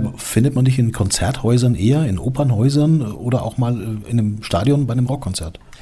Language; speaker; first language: German; native; German